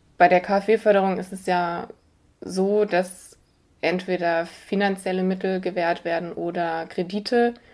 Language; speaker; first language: German; native; German